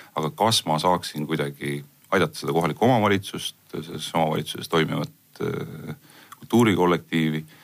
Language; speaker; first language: Estonian; native; Estonian